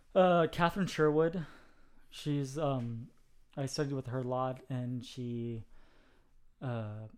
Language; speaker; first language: English; native; English